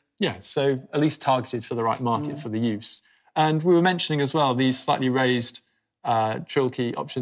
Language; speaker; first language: English; native; English